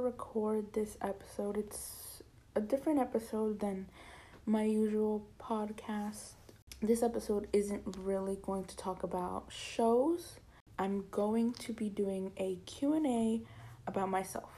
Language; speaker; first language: English; early bilingual, other home language; Spanish